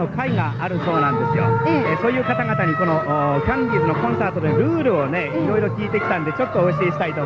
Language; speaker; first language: Japanese; native; Japanese